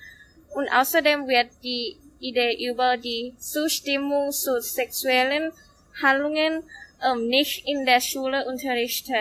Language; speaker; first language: German; non-native, learner; Thai